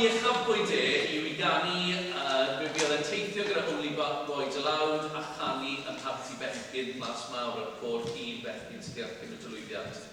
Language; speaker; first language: Welsh; native; Welsh